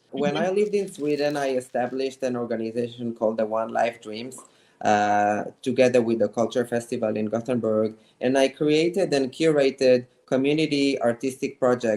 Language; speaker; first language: English; non-native, fluent; Hebrew